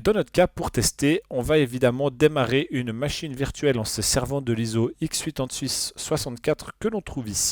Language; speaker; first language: French; native; French